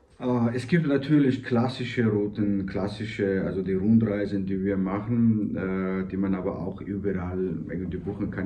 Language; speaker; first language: German; non-native, fluent; Georgian